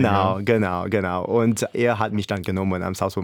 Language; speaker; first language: German; non-native, fluent; English